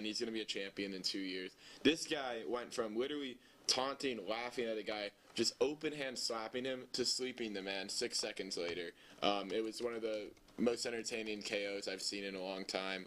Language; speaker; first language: English; native; English